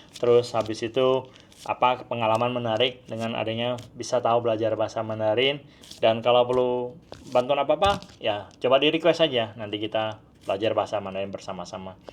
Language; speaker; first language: Indonesian; non-native, local second language; Hakka Chinese